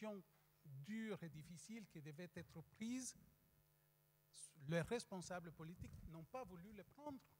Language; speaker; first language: French; non-native, fluent; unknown